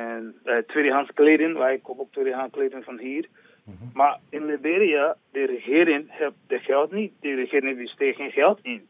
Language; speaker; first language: Dutch; non-native, learner; English